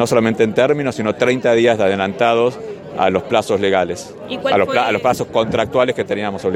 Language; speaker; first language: Spanish; native; Spanish